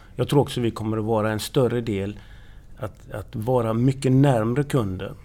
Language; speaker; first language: Swedish; native; Swedish